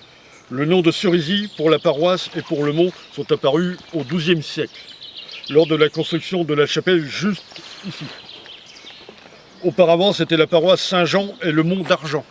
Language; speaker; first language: French; native; French